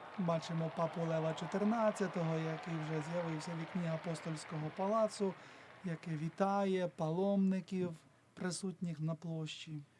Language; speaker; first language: Ukrainian; native; Ukrainian